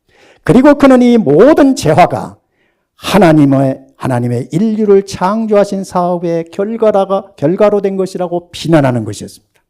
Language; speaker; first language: Korean; native; Korean